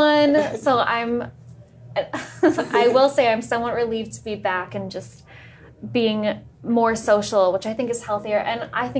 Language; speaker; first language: English; native; English